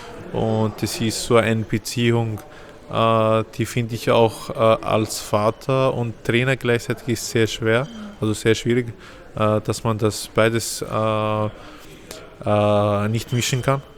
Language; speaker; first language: German; non-native, fluent; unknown